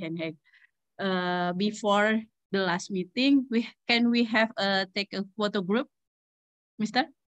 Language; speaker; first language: English; non-native, learner; Indonesian